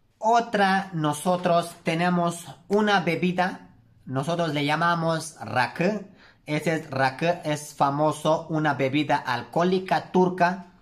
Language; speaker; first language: Spanish; non-native, learner; Turkish